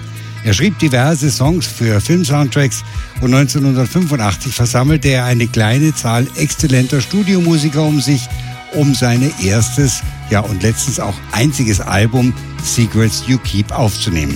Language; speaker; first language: German; native; German